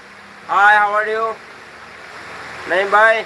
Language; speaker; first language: English; non-native, learner; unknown